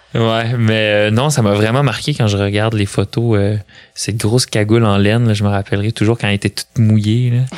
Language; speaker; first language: French; early bilingual, other home language; Arabic